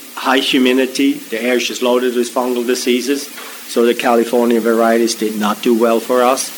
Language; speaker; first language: English; non-native, fluent; German